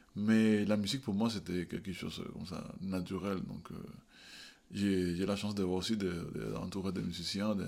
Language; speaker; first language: French; non-native, fluent; Spanish